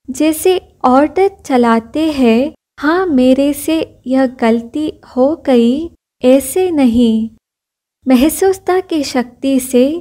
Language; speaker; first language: Hindi; non-native, local second language; Kannada